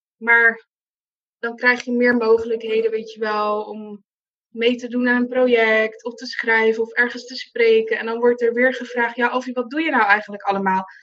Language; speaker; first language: Dutch; non-native, local second language; Papiamento